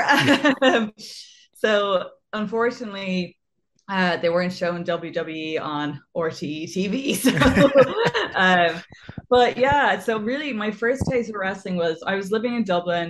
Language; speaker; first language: English; native; English